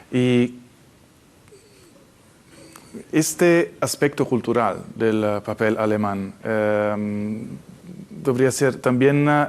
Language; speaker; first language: Spanish; non-native, fluent; Italian